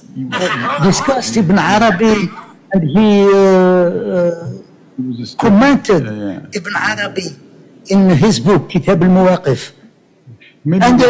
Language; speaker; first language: English; non-native, learner; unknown